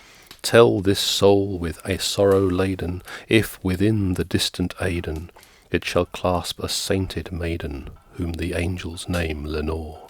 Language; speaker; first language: English; native; English